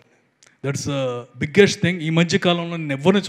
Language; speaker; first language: Telugu; native; Telugu